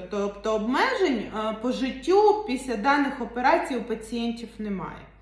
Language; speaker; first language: Ukrainian; non-native, local second language; Russian